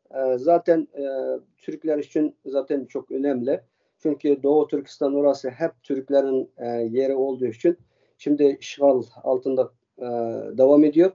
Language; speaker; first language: Turkish; early bilingual, heritage; Uyghur